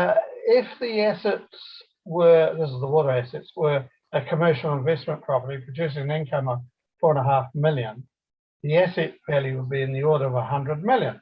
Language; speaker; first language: English; native; English